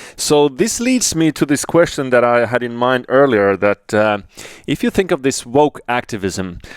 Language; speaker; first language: English; non-native, fluent; Finnish